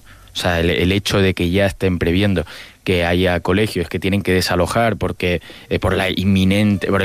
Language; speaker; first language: Spanish; native; Spanish